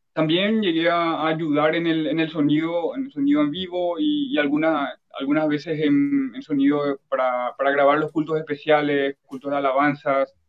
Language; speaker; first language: Spanish; native; Spanish